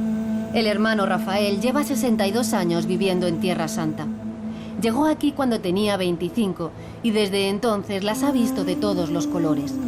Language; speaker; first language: Spanish; native; Spanish